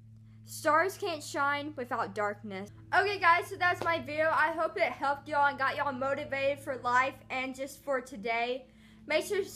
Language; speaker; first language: English; native; English